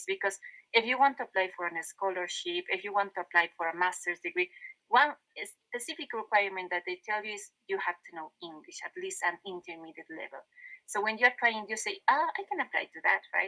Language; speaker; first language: English; non-native, fluent; Spanish